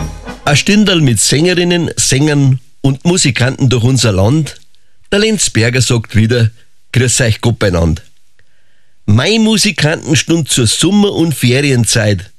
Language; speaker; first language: German; native; German